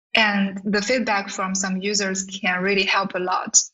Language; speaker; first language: English; non-native, fluent; Chinese